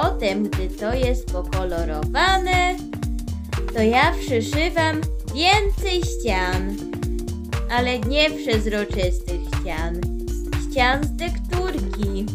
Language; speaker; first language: Polish; early bilingual, heritage; Polish